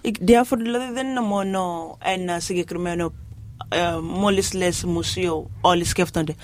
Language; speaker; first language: Greek; non-native, fluent; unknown